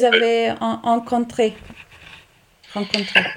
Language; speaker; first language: French; non-native, learner; Italian